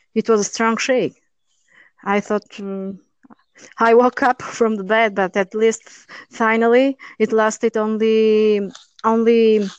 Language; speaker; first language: English; non-native, learner; Albanian